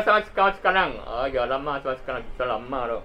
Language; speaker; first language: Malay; non-native, local second language; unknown